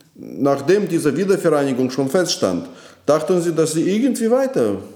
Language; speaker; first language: German; non-native, fluent; Russian